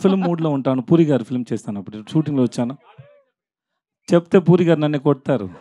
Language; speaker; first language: Telugu; non-native, learner; Tamil